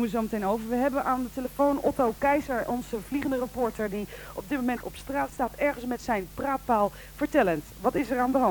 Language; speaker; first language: Dutch; native; Dutch